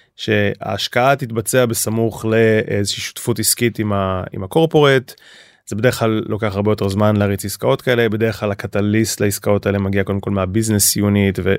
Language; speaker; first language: Hebrew; native; Hebrew